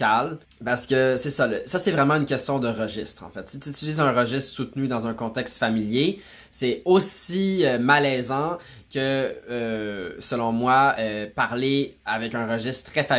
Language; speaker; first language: French; native; French